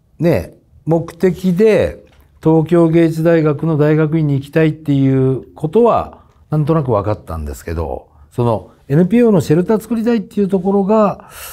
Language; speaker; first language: Japanese; native; Japanese